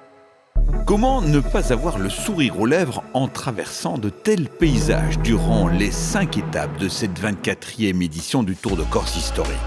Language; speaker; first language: French; native; French